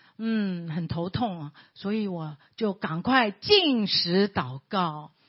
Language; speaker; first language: Chinese; native; Chinese